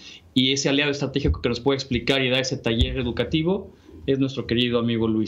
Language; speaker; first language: Spanish; native; Spanish